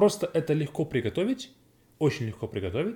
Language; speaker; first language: Russian; non-native, learner; English